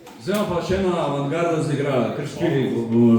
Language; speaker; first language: Slovenian; native; Slovenian